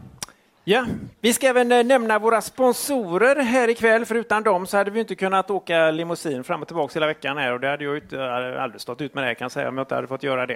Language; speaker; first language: Swedish; native; Swedish